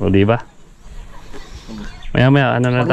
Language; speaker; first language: Filipino; native; Filipino